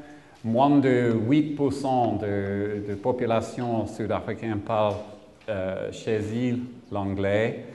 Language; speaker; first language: French; non-native, learner; English